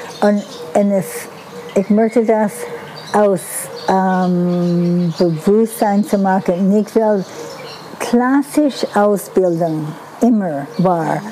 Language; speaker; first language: German; non-native, learner; English